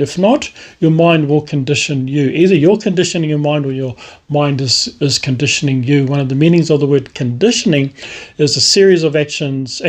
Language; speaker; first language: English; native; English